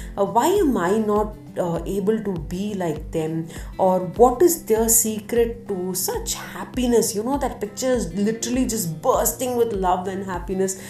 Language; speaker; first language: English; non-native, local second language; Tamil